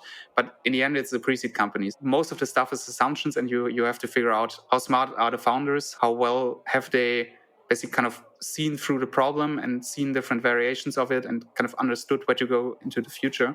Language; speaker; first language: English; non-native, fluent; German